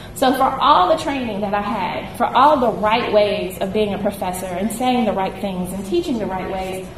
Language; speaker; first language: English; native; English